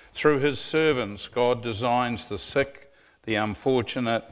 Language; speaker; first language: English; native; English